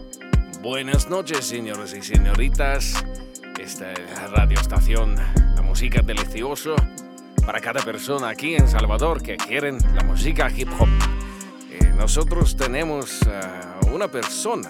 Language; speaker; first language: Spanish; non-native, learner; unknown